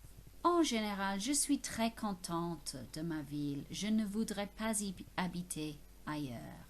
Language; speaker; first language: French; non-native, fluent; English